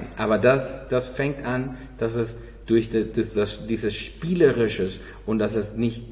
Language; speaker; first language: German; non-native, fluent; Spanish